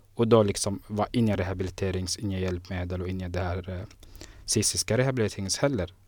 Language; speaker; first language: Swedish; non-native, fluent; Somali